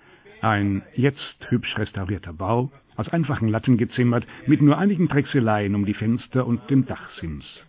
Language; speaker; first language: German; native; German